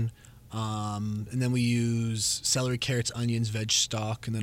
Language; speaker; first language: English; native; English